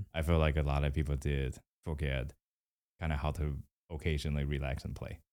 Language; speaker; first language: English; non-native, fluent; Chinese